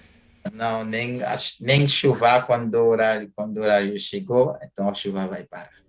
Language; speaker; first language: Portuguese; non-native, fluent; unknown